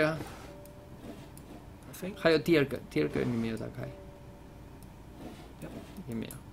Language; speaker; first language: Chinese; non-native, fluent; English